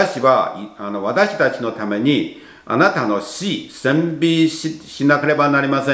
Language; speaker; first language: Japanese; non-native, learner; Chinese